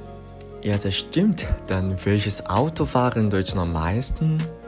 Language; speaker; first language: German; non-native, fluent; Korean